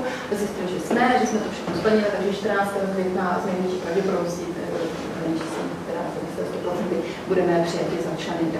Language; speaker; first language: Czech; native; Czech